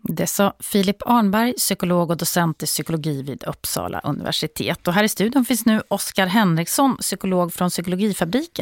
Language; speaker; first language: Swedish; native; Swedish